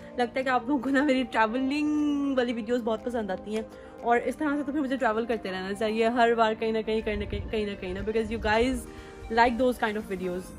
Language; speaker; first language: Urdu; native; Urdu